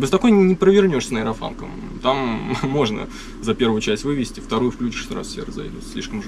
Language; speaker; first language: Russian; native; Russian